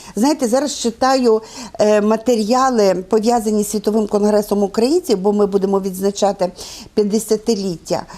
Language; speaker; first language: Ukrainian; native; Ukrainian